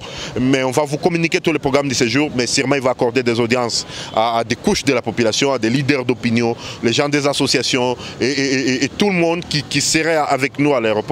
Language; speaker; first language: French; non-native, local second language; Swahili